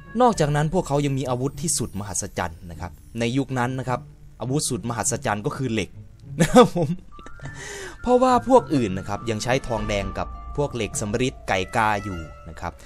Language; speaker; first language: Thai; native; Thai